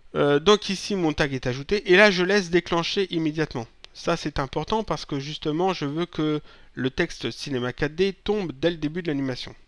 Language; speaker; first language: French; native; French